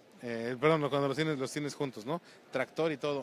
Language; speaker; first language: Spanish; native; Spanish